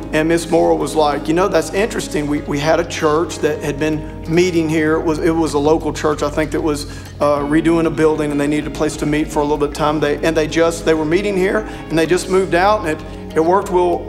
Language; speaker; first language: English; native; English